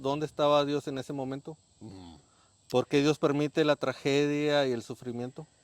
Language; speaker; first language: Spanish; native; Spanish